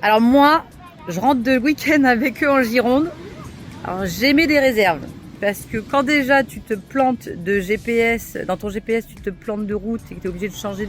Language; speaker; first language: French; native; French